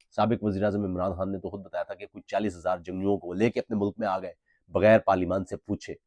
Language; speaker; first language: Urdu; native; Urdu